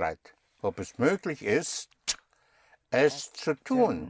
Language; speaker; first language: German; non-native, fluent; English